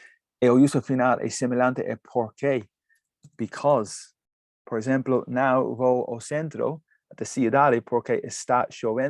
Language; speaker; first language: Portuguese; non-native, learner; English